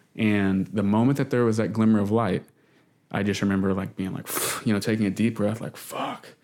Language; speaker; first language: English; native; English